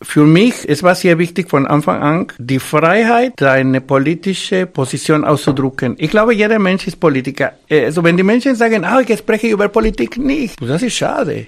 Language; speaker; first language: German; non-native, fluent; Spanish